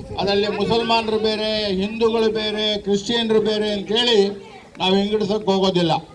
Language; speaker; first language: Kannada; non-native, local second language; Marathi